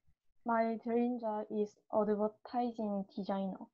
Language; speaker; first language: English; non-native, learner; Korean